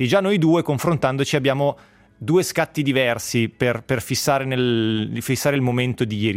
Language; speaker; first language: Italian; native; Italian